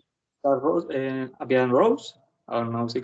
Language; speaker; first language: Portuguese; non-native, learner; Spanish